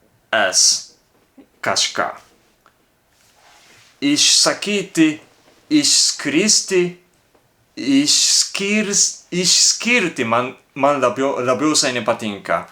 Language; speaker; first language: Lithuanian; non-native, fluent; Japanese